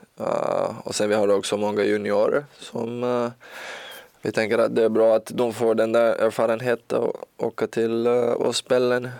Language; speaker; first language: Swedish; non-native, learner; Portuguese